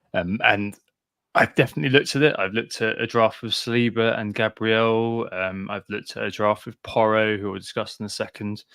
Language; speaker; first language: English; native; English